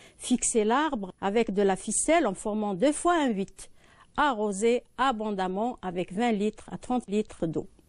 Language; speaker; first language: French; non-native, local second language; Arabic